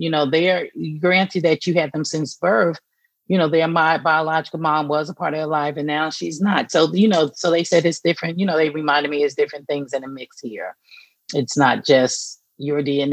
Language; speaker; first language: English; native; English